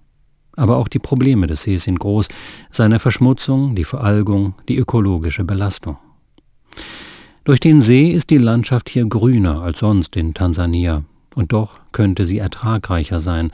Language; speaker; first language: German; native; German